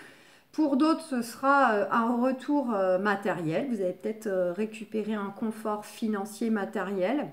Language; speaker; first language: French; native; French